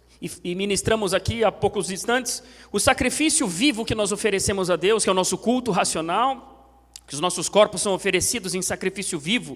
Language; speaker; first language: Portuguese; native; Portuguese